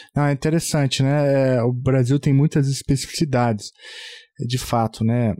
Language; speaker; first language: Portuguese; native; Portuguese